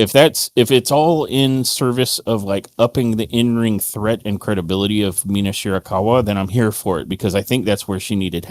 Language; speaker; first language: English; native; English